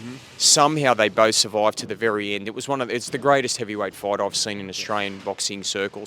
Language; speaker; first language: English; native; English